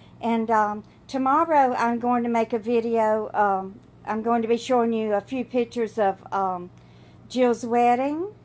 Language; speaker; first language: English; native; English